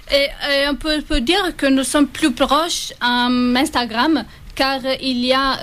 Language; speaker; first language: French; non-native, fluent; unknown